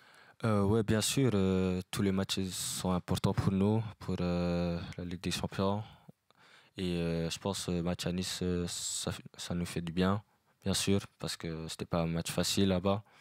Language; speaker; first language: French; non-native, fluent; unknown